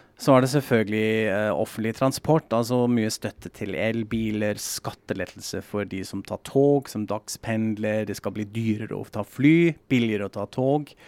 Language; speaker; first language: Norwegian; non-native, fluent; German